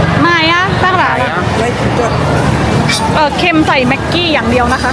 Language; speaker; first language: Chinese; non-native, learner; Thai